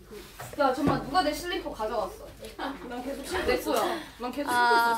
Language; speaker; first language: Korean; native; Korean